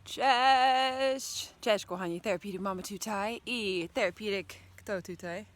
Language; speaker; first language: Polish; non-native, learner; English